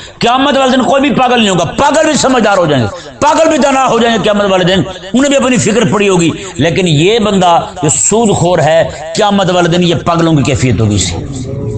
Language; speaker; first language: Urdu; native; Urdu